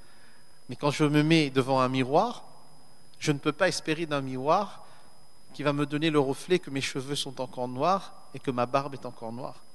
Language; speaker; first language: French; native; French